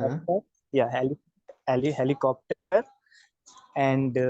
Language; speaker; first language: English; non-native, learner; Kannada